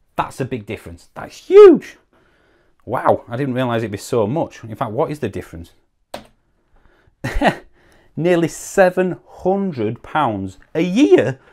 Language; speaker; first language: English; native; English